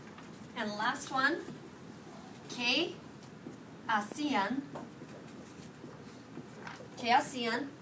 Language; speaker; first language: Spanish; non-native, fluent; English